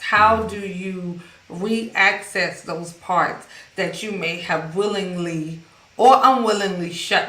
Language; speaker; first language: English; native; English